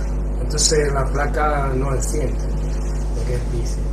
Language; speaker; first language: Spanish; non-native, fluent; Chinese